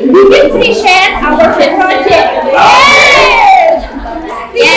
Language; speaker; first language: English; non-native, learner; Indonesian